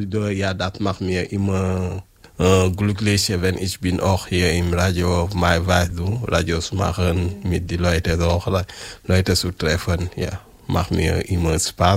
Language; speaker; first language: German; non-native, learner; French